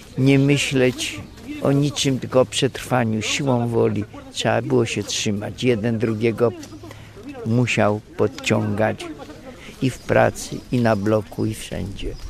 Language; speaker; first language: Polish; native; Polish